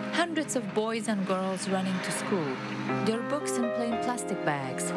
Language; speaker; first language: English; non-native, fluent; Persian